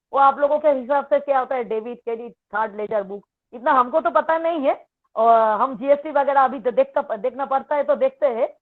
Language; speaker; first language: Hindi; non-native, local second language; Bangla